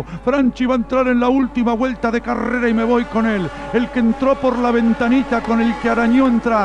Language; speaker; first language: Spanish; native; Spanish